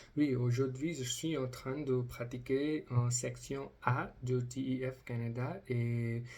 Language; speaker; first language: French; non-native, learner; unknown